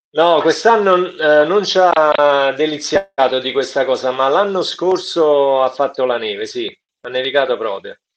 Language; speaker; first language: Italian; native; Italian